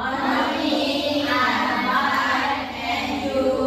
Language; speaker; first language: English; non-native, learner; Indonesian